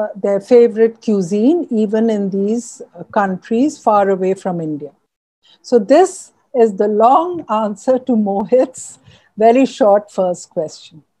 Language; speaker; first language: English; non-native, local second language; Urdu